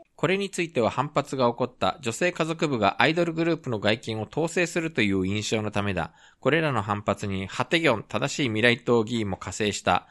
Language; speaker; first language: Japanese; native; Japanese